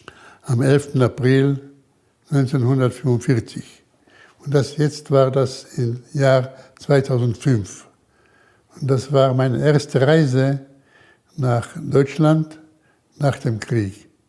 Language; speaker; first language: German; early bilingual, heritage; German